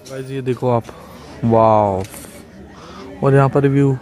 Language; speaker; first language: Hindi; native; Hindi